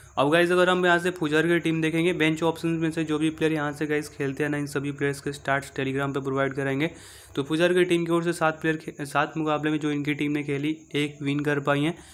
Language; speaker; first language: Hindi; native; Hindi